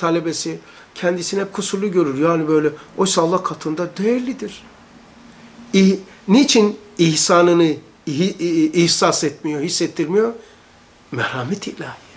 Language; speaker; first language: Turkish; native; Turkish